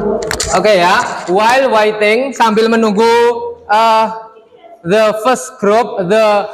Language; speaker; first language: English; non-native, fluent; Indonesian